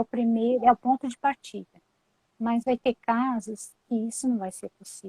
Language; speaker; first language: Portuguese; native; Portuguese